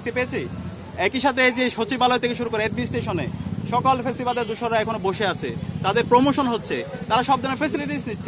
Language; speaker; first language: Bangla; native; Bangla